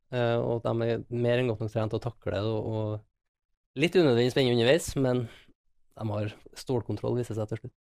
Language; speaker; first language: Norwegian; native; Norwegian